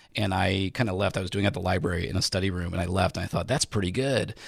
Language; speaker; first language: English; native; English